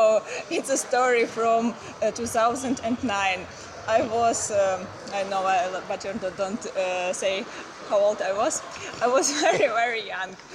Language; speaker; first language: English; non-native, learner; Ukrainian